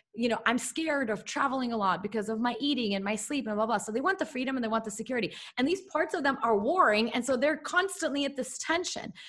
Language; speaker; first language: English; early bilingual, other home language; Russian